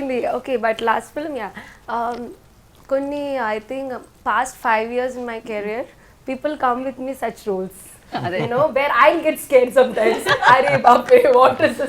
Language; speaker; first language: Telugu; non-native, learner; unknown